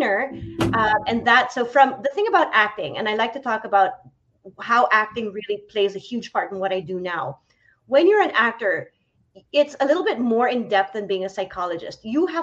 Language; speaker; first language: English; native; English